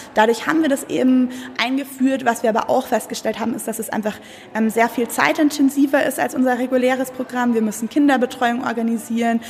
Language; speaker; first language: German; native; German